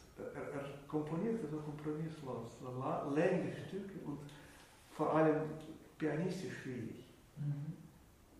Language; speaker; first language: German; non-native, fluent; Russian